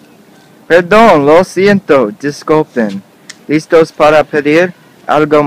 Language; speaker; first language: Spanish; non-native, learner; English